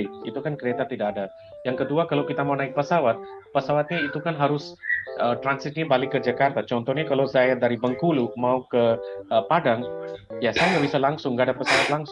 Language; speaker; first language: Indonesian; non-native, fluent; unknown